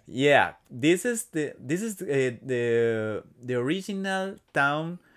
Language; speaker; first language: English; non-native, learner; Spanish